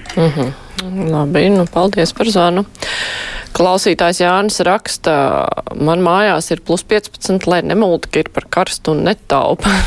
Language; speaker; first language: Latvian; native; Latvian